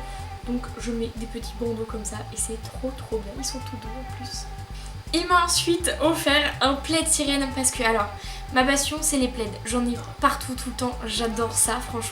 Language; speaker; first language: French; native; French